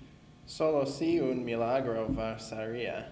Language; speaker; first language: Spanish; non-native, learner; English